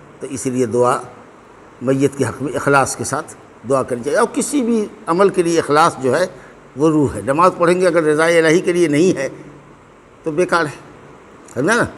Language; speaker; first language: Urdu; native; Urdu